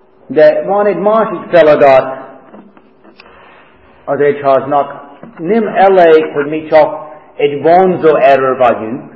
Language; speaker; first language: Hungarian; non-native, fluent; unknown